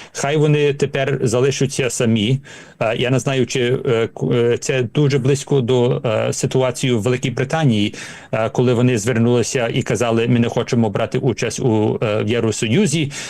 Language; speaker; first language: Ukrainian; early bilingual, heritage; Ukrainian